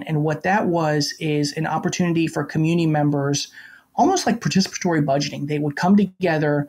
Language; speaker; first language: English; native; English